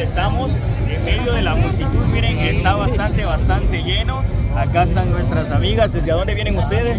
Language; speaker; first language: Spanish; native; Spanish